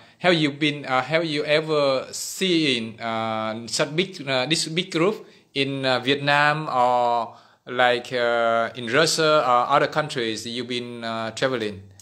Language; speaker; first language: English; non-native, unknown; Vietnamese